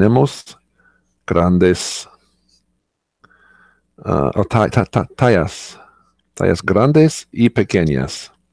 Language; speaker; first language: Spanish; non-native, learner; English